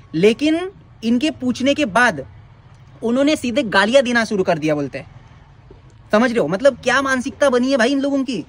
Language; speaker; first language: Hindi; non-native, local second language; Marathi